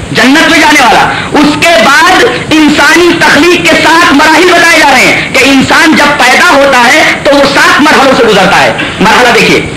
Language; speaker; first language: Urdu; native; Urdu